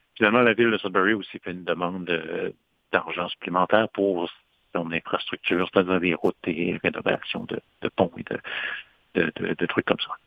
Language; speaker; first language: French; native; French